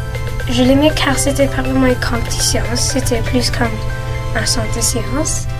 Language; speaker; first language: French; non-native, local second language; English